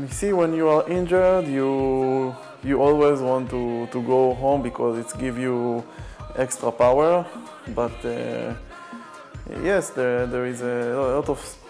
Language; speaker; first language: English; non-native, learner; Hebrew